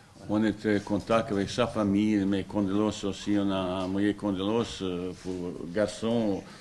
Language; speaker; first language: French; non-native, fluent; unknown